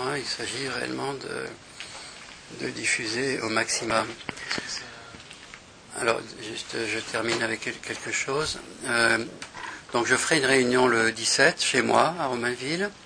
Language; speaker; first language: French; native; French